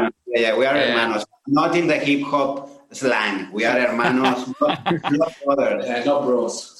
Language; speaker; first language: English; non-native, learner; Spanish